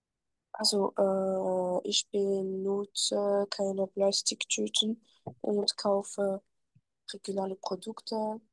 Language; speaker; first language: German; non-native, fluent; French